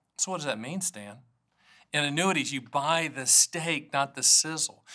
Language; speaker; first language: English; native; English